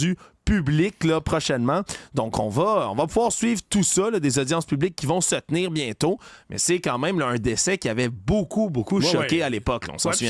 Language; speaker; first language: French; native; French